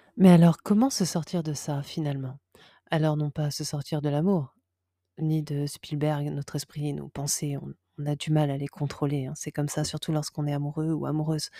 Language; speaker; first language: French; native; French